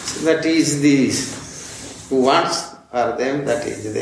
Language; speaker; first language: English; non-native, fluent; Polish